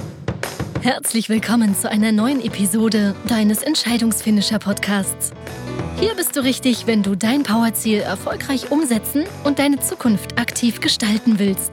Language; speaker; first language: German; native; German